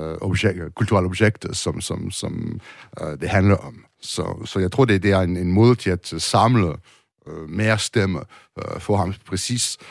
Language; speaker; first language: Danish; non-native, learner; French